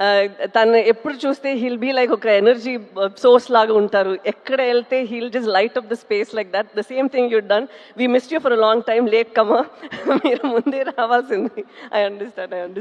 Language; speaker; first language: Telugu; non-native, local second language; Tamil